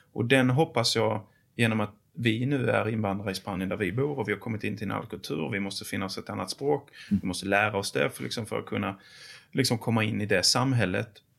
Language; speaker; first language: Swedish; native; Swedish